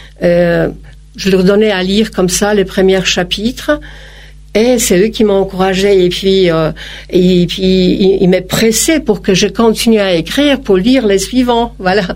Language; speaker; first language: French; non-native, fluent; Polish